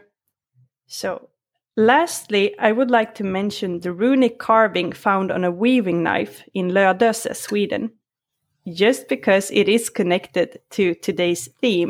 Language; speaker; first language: English; non-native, fluent; Swedish